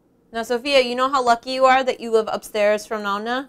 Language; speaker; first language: English; early bilingual, other home language; Italian